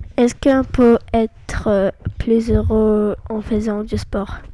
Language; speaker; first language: French; non-native, learner; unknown